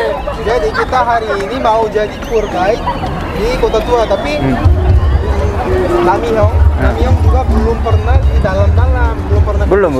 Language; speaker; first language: Indonesian; non-native, fluent; Korean